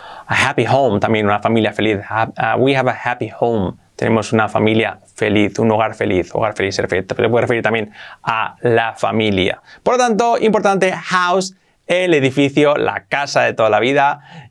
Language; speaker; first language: Spanish; native; Spanish